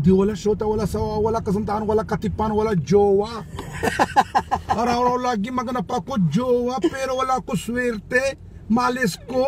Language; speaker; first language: Filipino; non-native, learner; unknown